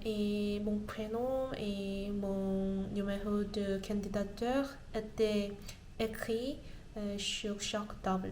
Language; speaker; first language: French; non-native, learner; Korean